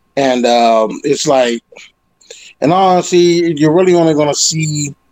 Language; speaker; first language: English; native; English